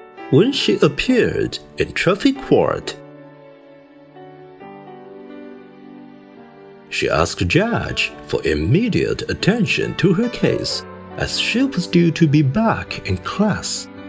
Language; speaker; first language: English; non-native, fluent; Chinese